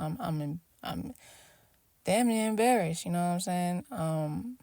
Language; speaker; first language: English; native; English